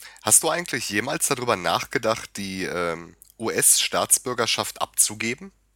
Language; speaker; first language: German; native; German